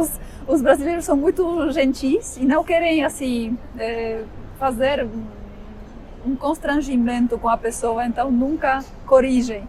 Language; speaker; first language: Portuguese; non-native, fluent; Polish